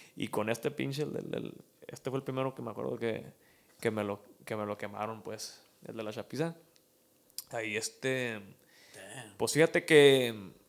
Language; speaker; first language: Spanish; early bilingual, heritage; Spanish